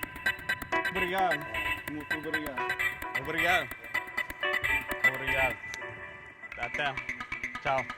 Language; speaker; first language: Portuguese; non-native, learner; French